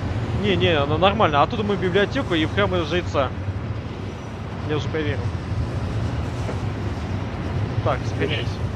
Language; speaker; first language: Russian; native; Russian